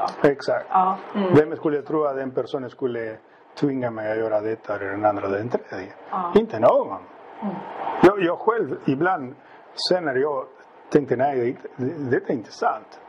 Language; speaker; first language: Swedish; non-native, fluent; Spanish